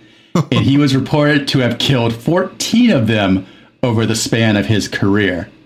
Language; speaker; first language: English; early bilingual, other home language; Spanish